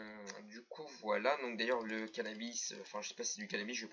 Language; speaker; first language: French; native; French